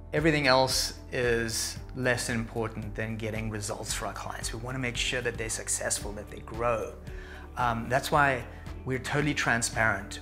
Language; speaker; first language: English; native; English